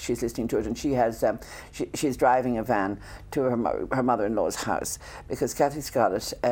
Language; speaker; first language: English; native; English